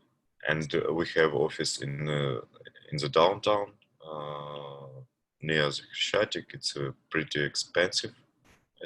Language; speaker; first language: English; non-native, learner; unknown